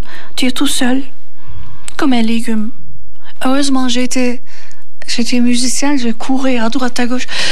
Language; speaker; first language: French; non-native, fluent; Turkish